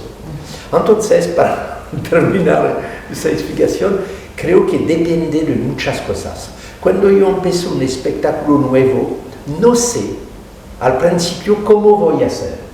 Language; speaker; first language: Spanish; non-native, fluent; French